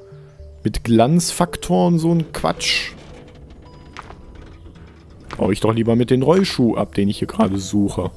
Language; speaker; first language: German; native; German